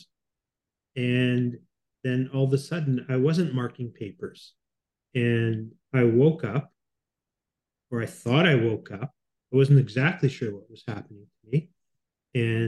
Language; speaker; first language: English; native; English